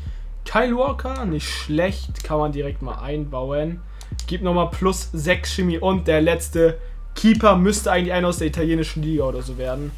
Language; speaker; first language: German; early bilingual, other home language; Turkish